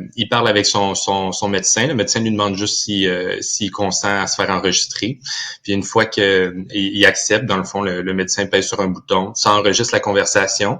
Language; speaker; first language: French; native; French